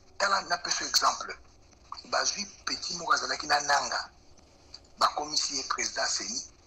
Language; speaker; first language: Lingala; non-native, local second language; Luba-Lulua